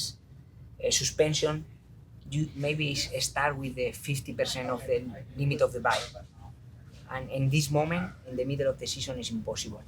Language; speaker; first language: English; non-native, learner; Spanish